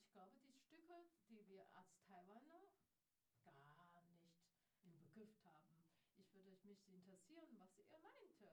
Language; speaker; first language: German; non-native, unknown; Chinese